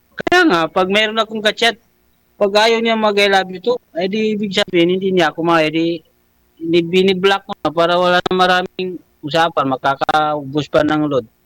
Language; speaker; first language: Filipino; non-native, local second language; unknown